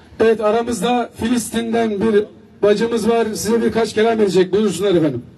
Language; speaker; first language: Turkish; native; Turkish